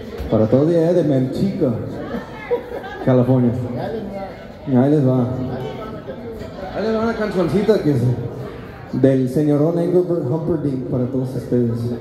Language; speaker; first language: Spanish; early bilingual, other home language; English